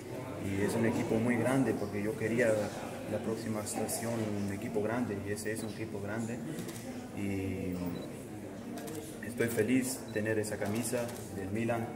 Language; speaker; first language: Spanish; early bilingual, heritage; Spanish